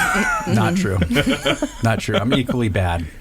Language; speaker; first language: English; native; English